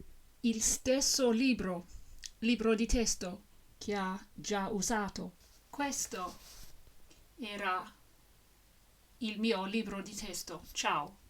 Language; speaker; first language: Italian; non-native, fluent; English